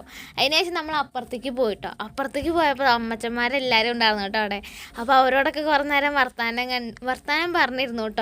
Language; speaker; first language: Malayalam; native; Malayalam